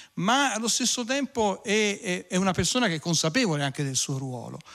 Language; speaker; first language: Italian; native; Italian